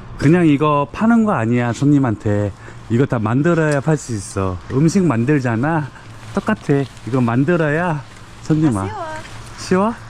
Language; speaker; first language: Korean; native; Korean